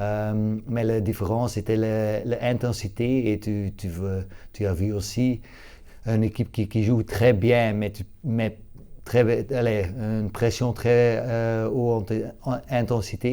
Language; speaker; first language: French; non-native, local second language; Dutch